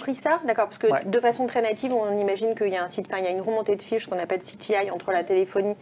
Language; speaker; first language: French; native; French